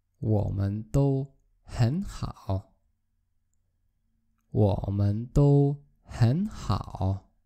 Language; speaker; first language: Chinese; non-native, fluent; Polish